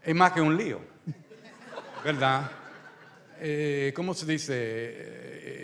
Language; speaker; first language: Spanish; early bilingual, heritage; Spanish